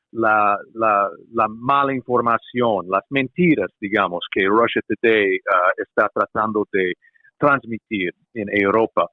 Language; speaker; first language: Spanish; non-native, fluent; English